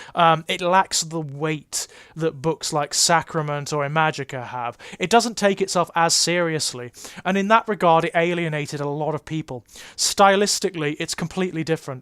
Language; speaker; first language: English; native; English